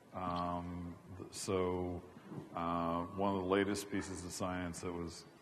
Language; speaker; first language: English; native; English